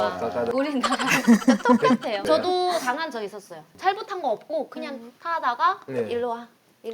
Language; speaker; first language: Korean; non-native, fluent; Vietnamese